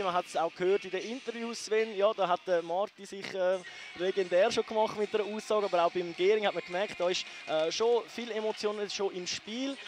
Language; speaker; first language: German; native; German